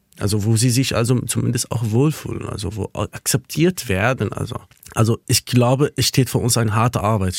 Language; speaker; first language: German; non-native, fluent; Kurdish